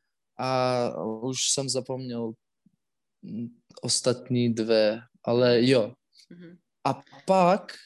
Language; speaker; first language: Czech; non-native, learner; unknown